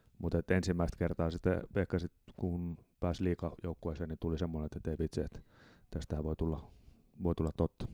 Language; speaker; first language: Finnish; native; Finnish